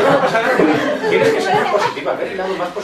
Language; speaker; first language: Spanish; native; Spanish